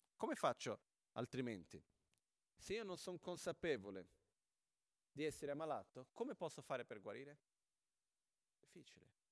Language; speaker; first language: Italian; non-native, fluent; Portuguese